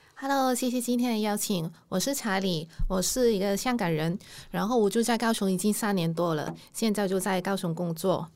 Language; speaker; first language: Chinese; non-native, local second language; Cantonese